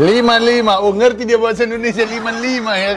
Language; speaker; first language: Indonesian; native; Indonesian